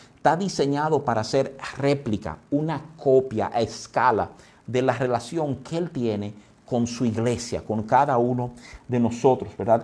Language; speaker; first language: Spanish; native; Spanish